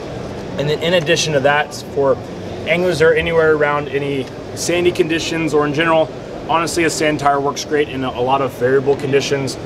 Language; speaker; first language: English; native; English